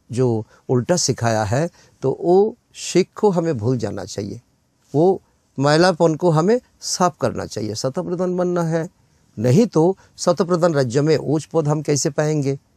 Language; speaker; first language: Hindi; non-native, local second language; Bangla